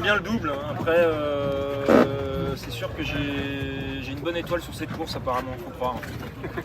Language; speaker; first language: French; native; French